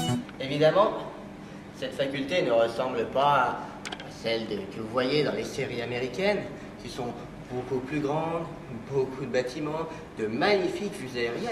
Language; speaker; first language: French; native; French